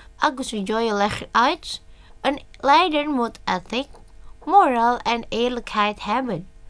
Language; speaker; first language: Dutch; non-native, learner; Indonesian